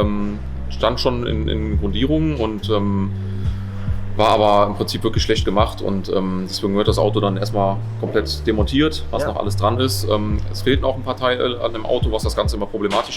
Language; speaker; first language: German; native; German